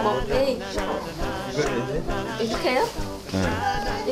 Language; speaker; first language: Korean; non-native, learner; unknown